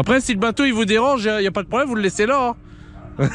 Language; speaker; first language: French; native; French